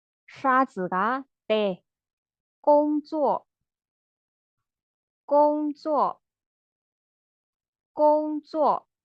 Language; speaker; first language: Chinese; non-native, fluent; Burmese